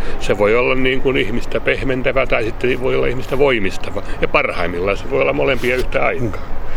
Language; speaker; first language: Finnish; native; Finnish